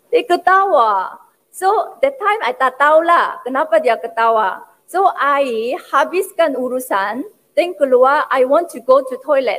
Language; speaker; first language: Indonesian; non-native, fluent; Korean